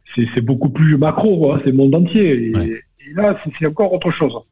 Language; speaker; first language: French; native; French